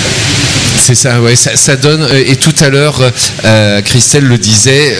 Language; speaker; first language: French; native; French